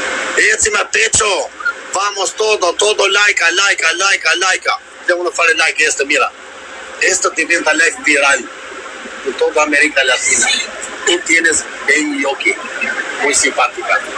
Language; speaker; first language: Spanish; non-native, learner; Albanian